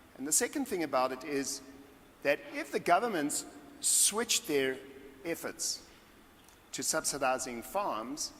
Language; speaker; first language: English; native; English